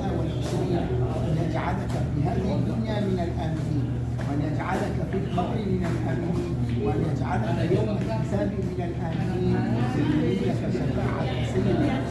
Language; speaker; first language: Arabic; native; Arabic